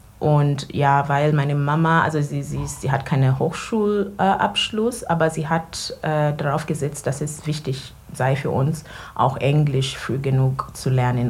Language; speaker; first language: German; non-native, fluent; Ganda